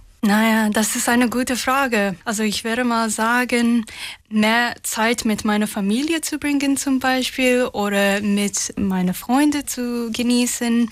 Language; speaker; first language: German; non-native, fluent; Japanese